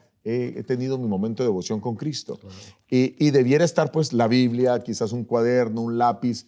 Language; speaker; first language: Spanish; native; Spanish